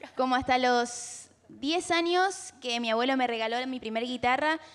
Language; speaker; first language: Spanish; native; Spanish